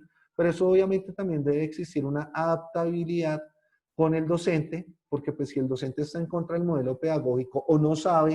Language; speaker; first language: Spanish; native; Spanish